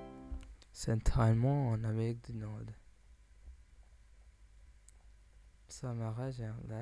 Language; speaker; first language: French; non-native, learner; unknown